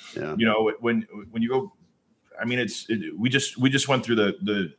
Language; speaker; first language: English; native; English